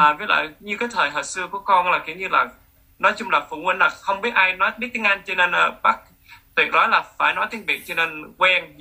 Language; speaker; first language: Vietnamese; early bilingual, heritage; Vietnamese